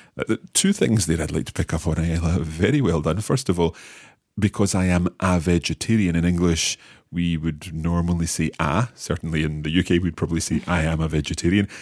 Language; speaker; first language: English; native; English